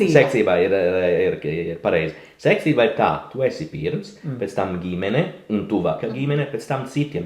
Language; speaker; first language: Latvian; non-native, learner; Italian